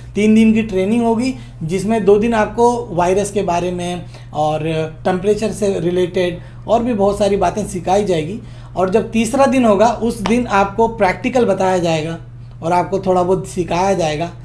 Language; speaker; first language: Hindi; non-native, local second language; Urdu